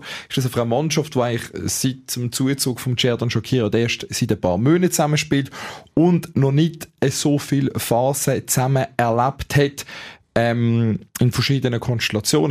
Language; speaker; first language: German; native; German